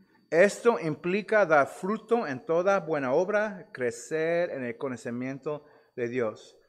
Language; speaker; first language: Spanish; non-native, fluent; English